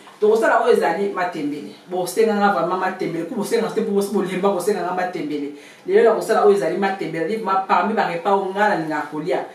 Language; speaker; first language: Lingala; native; Lingala